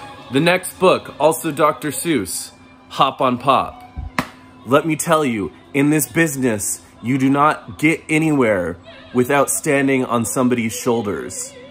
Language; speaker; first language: English; native; English